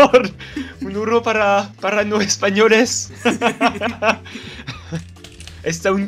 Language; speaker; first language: Spanish; non-native, learner; French